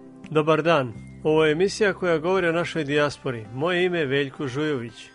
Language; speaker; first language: Serbian; native; Serbian